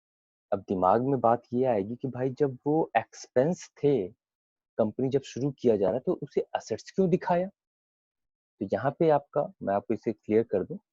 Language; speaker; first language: Hindi; native; Hindi